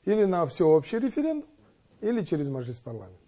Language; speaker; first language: Russian; non-native, local second language; Kazakh